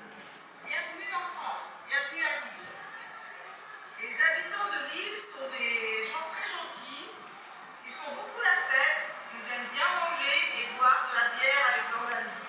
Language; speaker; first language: French; non-native, fluent; Ukrainian